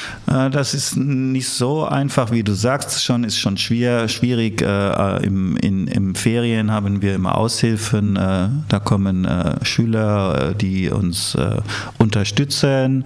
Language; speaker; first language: German; early bilingual, other home language; Italian